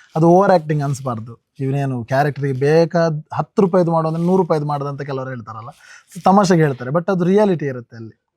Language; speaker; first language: Kannada; non-native, local second language; Tulu